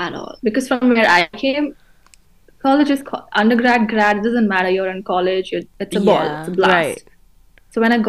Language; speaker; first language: English; non-native, local second language; Hindi